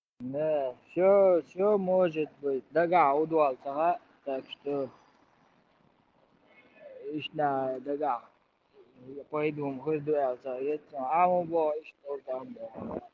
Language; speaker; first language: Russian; non-native, local second language; Chechen